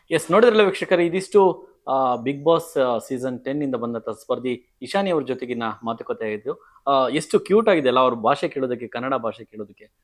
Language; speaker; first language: Kannada; native; Kannada